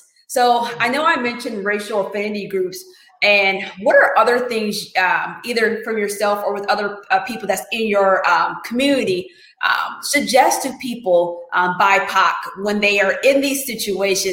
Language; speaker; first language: English; native; English